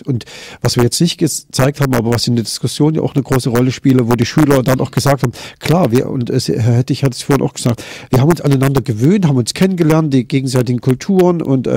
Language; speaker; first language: German; native; German